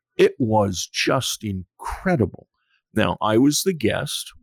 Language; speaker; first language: English; native; English